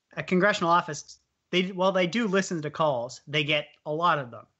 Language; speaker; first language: English; native; English